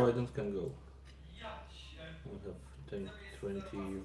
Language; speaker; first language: English; non-native, learner; Polish